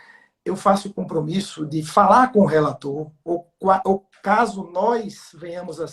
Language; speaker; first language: Portuguese; native; Portuguese